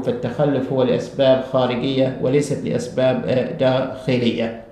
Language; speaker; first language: Arabic; native; Arabic